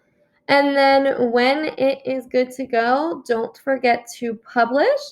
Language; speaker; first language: English; native; English